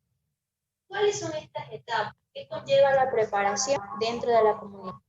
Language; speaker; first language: Spanish; native; Spanish